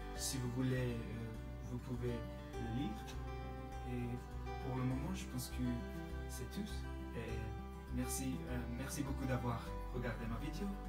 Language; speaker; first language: French; non-native, learner; Mongolian